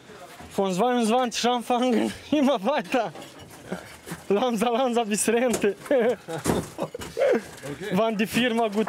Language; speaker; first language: German; non-native, learner; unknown